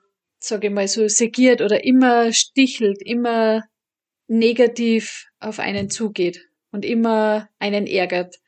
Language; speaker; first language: German; native; German